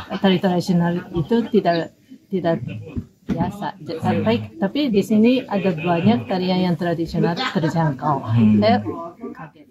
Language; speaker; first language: Indonesian; non-native, fluent; Japanese